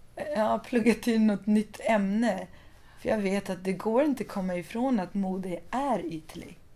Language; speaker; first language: Swedish; early bilingual, other home language; Persian